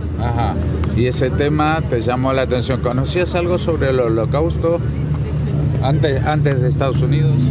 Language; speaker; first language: Spanish; native; Spanish